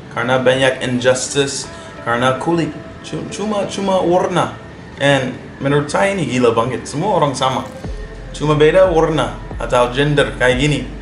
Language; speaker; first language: Indonesian; non-native, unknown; English